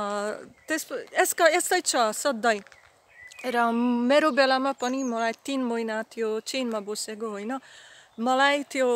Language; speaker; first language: Nepali; non-native, learner; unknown